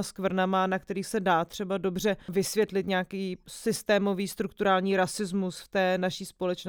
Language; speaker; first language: Czech; native; Czech